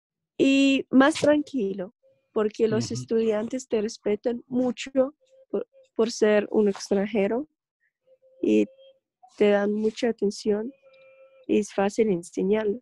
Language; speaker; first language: Spanish; non-native, learner; Russian